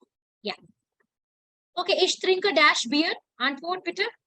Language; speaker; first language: German; non-native, learner; Hindi